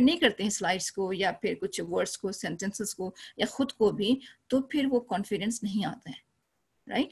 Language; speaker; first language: Hindi; native; Hindi